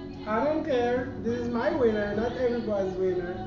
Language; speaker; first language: English; non-native, fluent; Hebrew